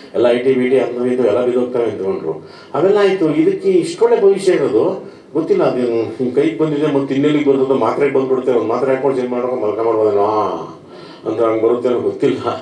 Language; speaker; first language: Kannada; native; Kannada